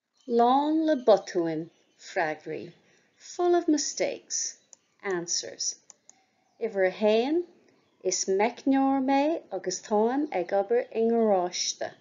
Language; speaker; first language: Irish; non-native, local second language; English